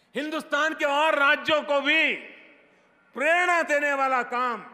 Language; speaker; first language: Hindi; non-native, local second language; Gujarati